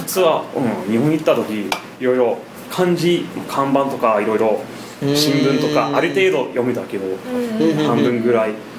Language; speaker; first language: Japanese; non-native, fluent; English